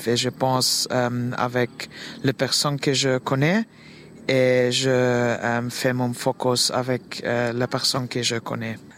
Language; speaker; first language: French; non-native, learner; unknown